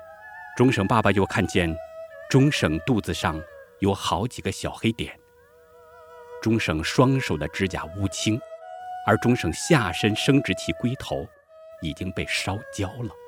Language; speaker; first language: Chinese; native; Chinese